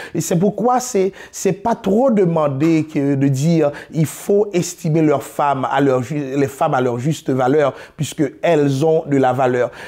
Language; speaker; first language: French; non-native, local second language; Haitian Creole